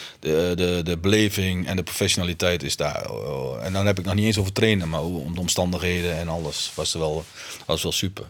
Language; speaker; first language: Dutch; native; Dutch